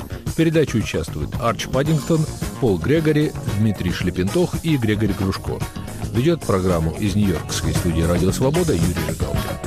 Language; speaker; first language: Russian; native; Russian